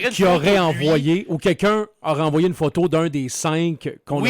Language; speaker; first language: French; native; French